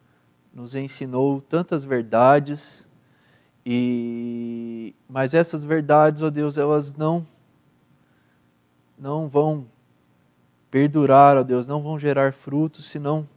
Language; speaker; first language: Portuguese; native; Portuguese